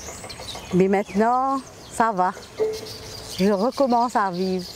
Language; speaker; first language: French; non-native, local second language; Morisyen